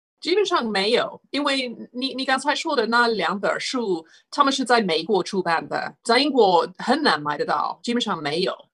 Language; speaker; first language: Chinese; non-native, fluent; English